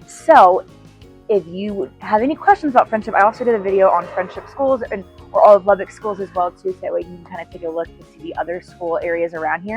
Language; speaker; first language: English; native; English